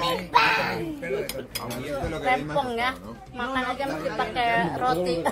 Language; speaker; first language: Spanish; non-native, learner; Indonesian